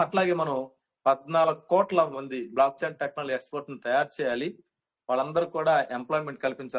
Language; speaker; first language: Telugu; native; Telugu